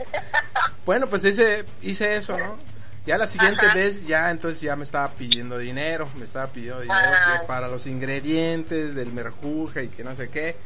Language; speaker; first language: Spanish; native; Spanish